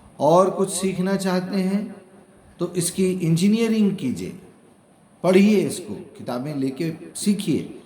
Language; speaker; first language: Urdu; native; Urdu